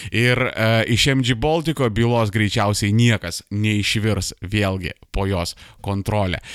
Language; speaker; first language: Lithuanian; native; Lithuanian